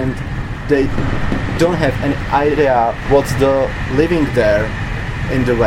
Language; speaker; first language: English; non-native, fluent; Czech